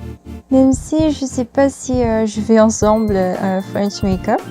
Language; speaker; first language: French; non-native, learner; Korean